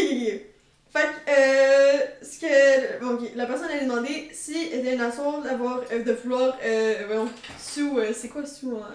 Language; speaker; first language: French; native; French